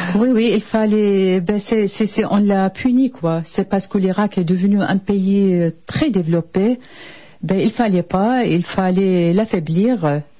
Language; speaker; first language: French; non-native, fluent; Arabic